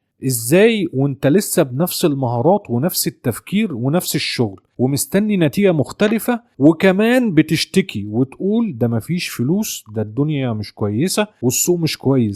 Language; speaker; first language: Arabic; native; Arabic